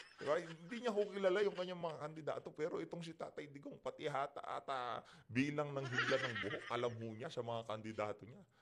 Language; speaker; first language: Filipino; native; Filipino